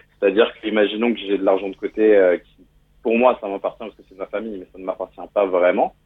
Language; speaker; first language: French; native; French